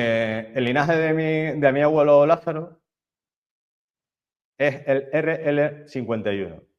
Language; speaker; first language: Spanish; native; Spanish